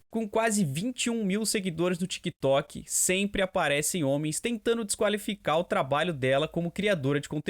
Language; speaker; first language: Portuguese; native; Portuguese